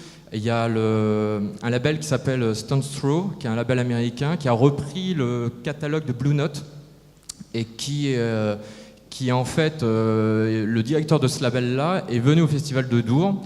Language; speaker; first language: French; native; French